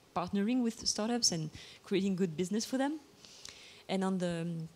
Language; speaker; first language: English; non-native, fluent; Bulgarian